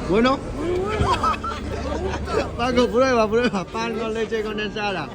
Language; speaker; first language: Spanish; non-native, fluent; Vietnamese